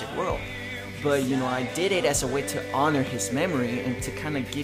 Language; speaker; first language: English; non-native, fluent; Spanish